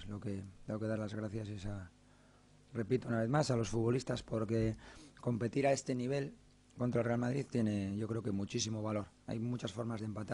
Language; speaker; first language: Spanish; native; Spanish